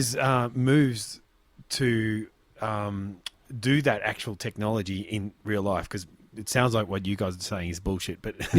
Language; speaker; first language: English; native; English